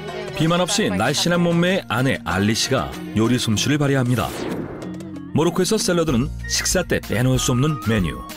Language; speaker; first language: Korean; native; Korean